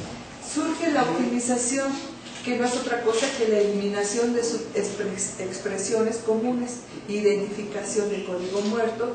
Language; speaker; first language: Spanish; native; Spanish